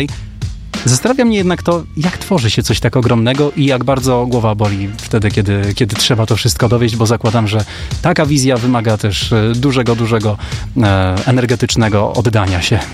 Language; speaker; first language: Polish; native; Polish